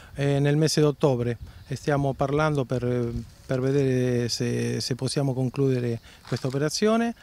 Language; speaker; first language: Italian; early bilingual, heritage; Italian